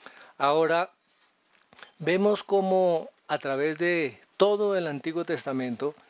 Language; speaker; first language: Spanish; native; Spanish